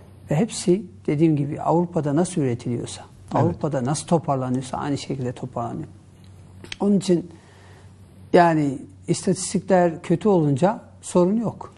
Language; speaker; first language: Turkish; non-native, local second language; Kurdish